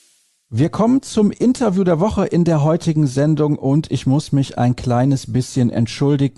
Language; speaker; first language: German; native; German